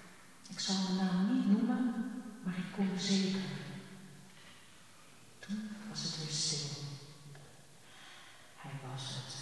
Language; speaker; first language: Dutch; native; Dutch